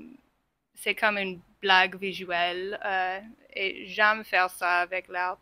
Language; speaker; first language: French; non-native, fluent; English